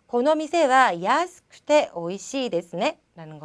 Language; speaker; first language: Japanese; non-native, fluent; Korean